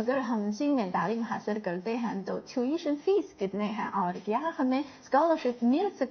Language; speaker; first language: Hindi; non-native, fluent; Chinese